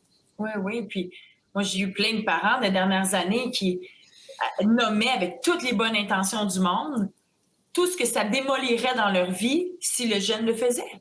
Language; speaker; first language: French; native; French